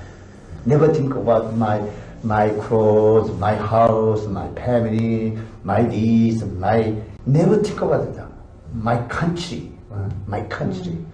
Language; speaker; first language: English; non-native, learner; Korean